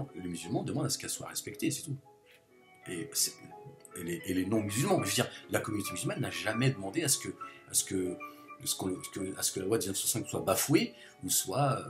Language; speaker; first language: French; native; French